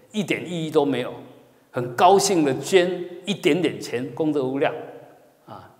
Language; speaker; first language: Chinese; native; Chinese